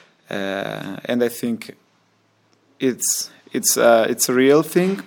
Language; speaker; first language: English; non-native, learner; Italian